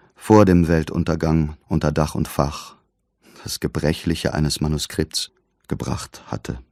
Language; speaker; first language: German; native; German